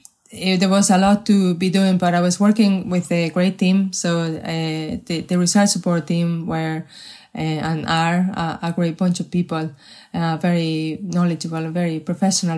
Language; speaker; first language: English; non-native, fluent; Spanish